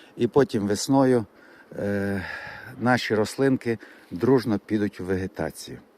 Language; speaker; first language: Ukrainian; native; Ukrainian